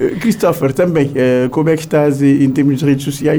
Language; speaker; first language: Portuguese; non-native, local second language; Kabuverdianu